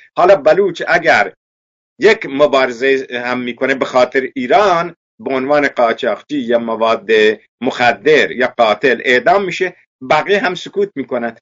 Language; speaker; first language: Persian; non-native, local second language; Baluchi